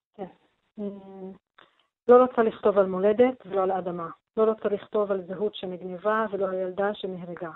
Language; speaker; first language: Hebrew; non-native, local second language; Arabic